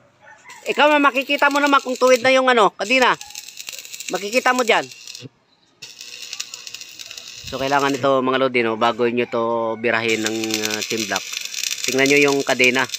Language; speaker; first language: Filipino; native; Filipino